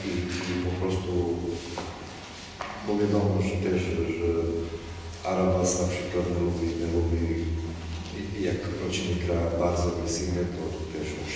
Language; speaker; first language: Polish; non-native, fluent; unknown